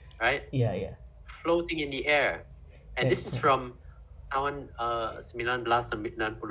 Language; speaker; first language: English; non-native, fluent; Indonesian